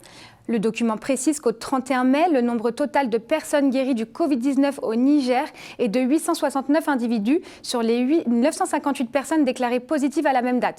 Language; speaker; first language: French; native; French